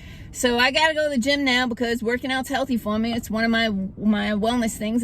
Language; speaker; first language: English; native; English